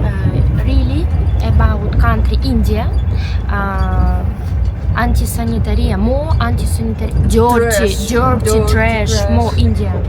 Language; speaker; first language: English; non-native, learner; Russian